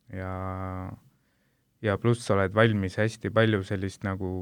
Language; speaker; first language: Estonian; early bilingual, other home language; Hindi